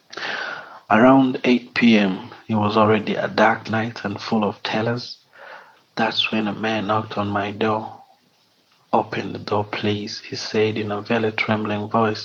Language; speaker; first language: English; non-native, local second language; Kinyarwanda